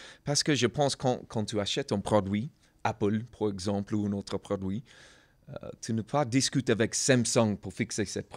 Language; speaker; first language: French; non-native, learner; English